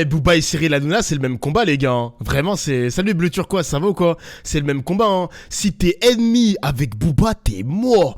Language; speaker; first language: French; native; French